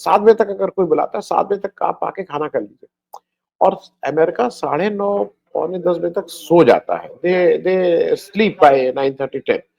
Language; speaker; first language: Hindi; native; Hindi